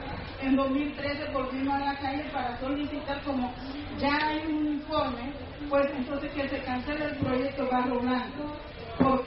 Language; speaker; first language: Spanish; non-native, local second language; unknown